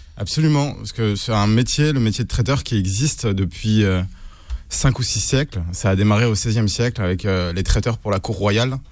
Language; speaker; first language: French; native; French